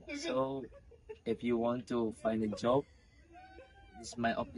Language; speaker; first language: English; non-native, learner; Indonesian